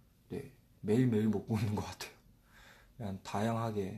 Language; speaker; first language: Korean; non-native, fluent; Chinese